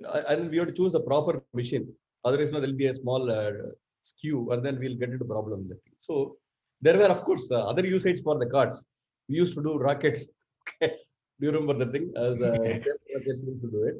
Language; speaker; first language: English; non-native, local second language; Tamil